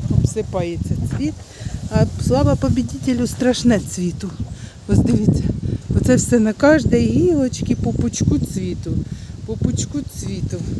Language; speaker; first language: Ukrainian; native; Ukrainian